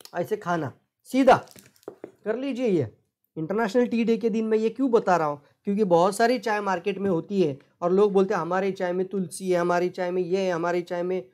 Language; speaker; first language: Hindi; non-native, local second language; Marathi